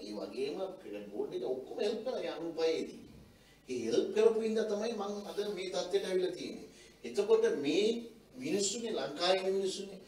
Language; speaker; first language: Sinhala; non-native, local second language; Tamil